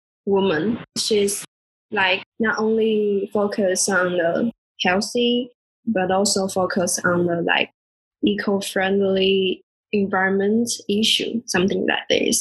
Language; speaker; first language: English; non-native, learner; Chinese